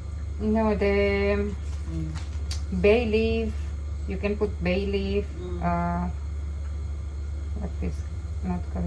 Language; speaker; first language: English; non-native, learner; Indonesian